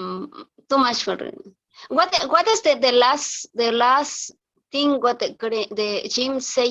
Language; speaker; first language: English; non-native, learner; Spanish